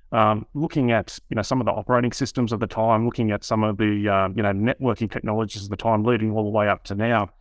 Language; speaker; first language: English; native; English